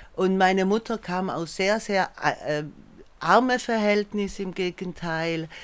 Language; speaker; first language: German; non-native, fluent; Italian